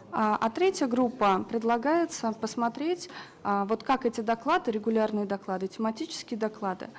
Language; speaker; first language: Russian; native; Russian